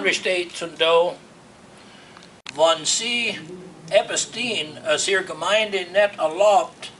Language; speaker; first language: German; early bilingual, heritage; Pennsylvania German